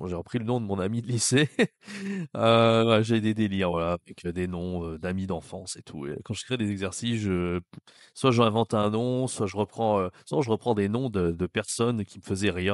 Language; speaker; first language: French; native; French